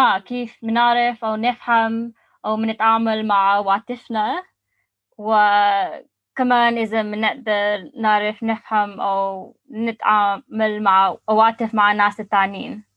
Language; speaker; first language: Arabic; non-native, learner; English